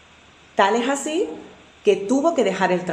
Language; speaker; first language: Spanish; native; Spanish